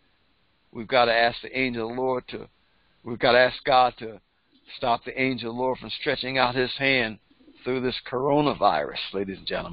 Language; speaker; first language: English; native; English